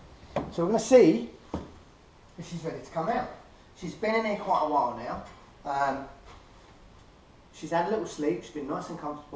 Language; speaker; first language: English; native; English